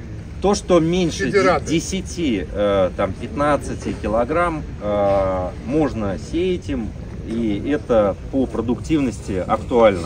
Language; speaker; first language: Russian; native; Russian